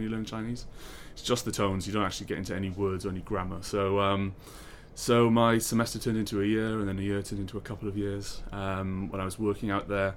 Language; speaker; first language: English; native; English